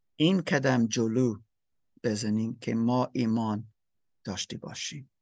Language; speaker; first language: Persian; non-native, learner; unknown